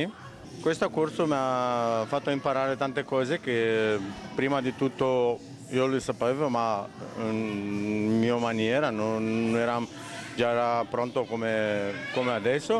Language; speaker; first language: Italian; non-native, learner; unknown